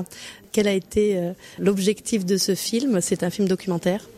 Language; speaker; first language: French; native; French